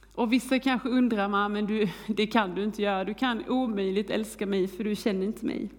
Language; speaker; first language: Swedish; native; Swedish